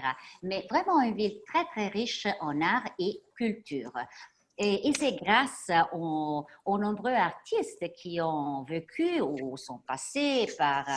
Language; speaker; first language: French; non-native, fluent; Italian